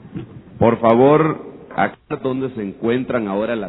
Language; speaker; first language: Spanish; native; Spanish